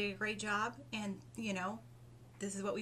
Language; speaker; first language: English; native; English